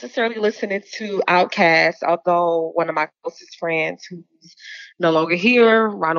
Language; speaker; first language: English; native; English